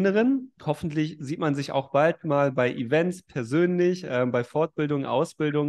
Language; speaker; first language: German; native; German